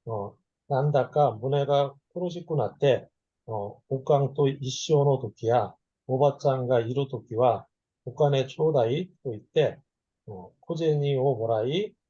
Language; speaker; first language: Japanese; non-native, learner; Korean